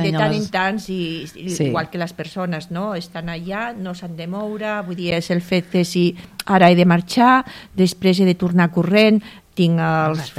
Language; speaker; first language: Catalan; native; Catalan